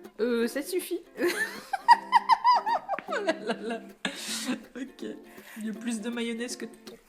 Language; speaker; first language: French; native; French